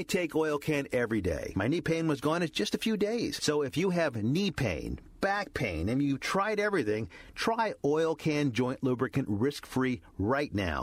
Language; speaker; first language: English; native; English